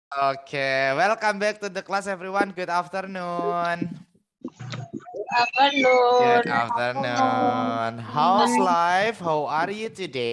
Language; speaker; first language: English; non-native, local second language; Indonesian